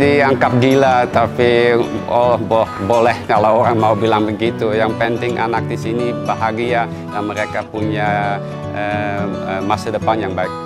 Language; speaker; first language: Indonesian; non-native, fluent; Dutch